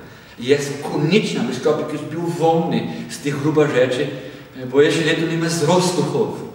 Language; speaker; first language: Polish; non-native, learner; Portuguese